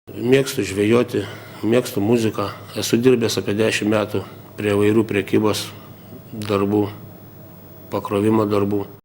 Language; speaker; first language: Lithuanian; native; Lithuanian